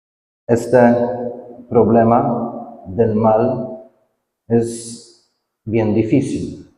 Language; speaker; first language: Spanish; non-native, fluent; Polish